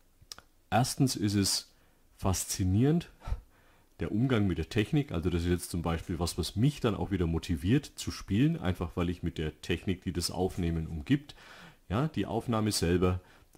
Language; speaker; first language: German; native; German